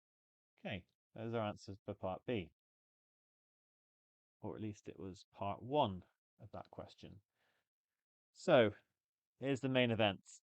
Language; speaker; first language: English; native; English